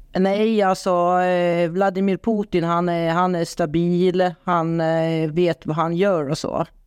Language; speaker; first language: Swedish; early bilingual, other home language; Russian